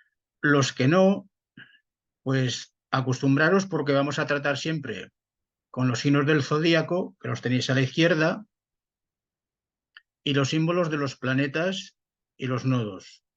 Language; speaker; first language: Spanish; native; Spanish